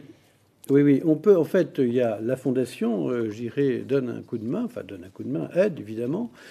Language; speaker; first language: French; native; French